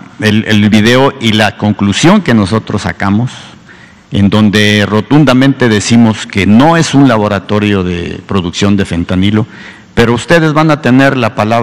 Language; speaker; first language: Spanish; native; Spanish